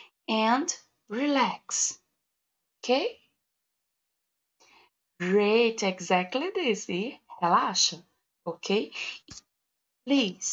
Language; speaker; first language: English; non-native, learner; Portuguese